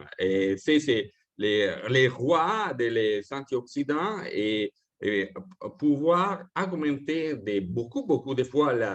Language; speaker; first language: French; non-native, fluent; Italian